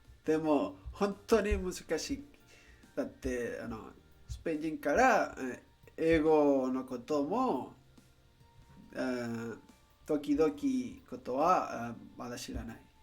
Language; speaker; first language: Japanese; non-native, learner; Spanish